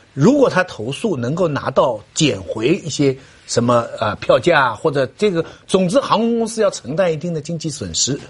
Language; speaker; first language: Chinese; native; Chinese